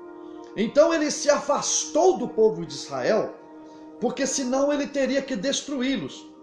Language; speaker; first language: Portuguese; native; Portuguese